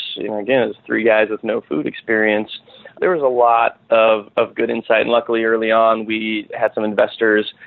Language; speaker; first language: English; native; English